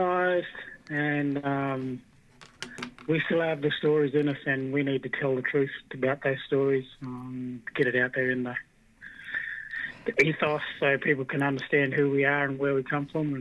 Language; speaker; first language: English; native; English